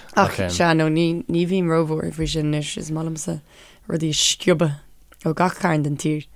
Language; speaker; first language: Irish; non-native, local second language; English